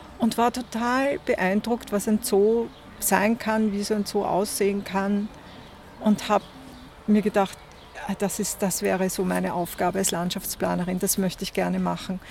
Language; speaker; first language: German; native; German